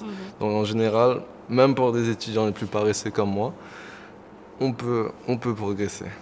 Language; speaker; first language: French; non-native, local second language; Morisyen